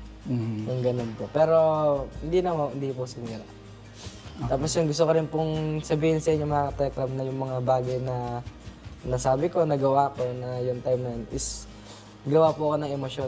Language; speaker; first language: Filipino; native; Filipino